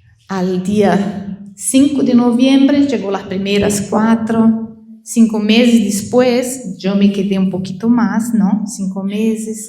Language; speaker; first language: Spanish; non-native, learner; Portuguese